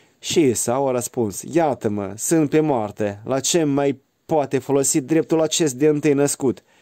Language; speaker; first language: Romanian; native; Romanian